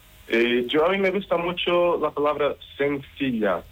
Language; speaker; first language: Spanish; non-native, learner; Portuguese